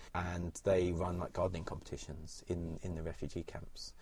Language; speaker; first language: English; native; English